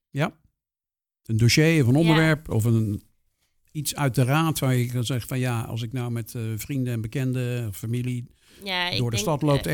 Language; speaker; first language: Dutch; native; Dutch